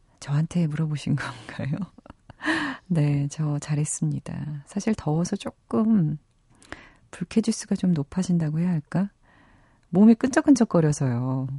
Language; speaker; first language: Korean; native; Korean